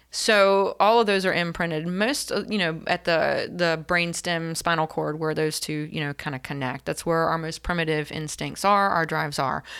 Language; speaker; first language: English; native; English